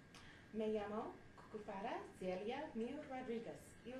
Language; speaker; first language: Spanish; non-native, learner; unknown